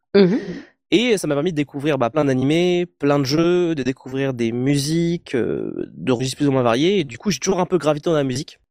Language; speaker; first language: French; native; French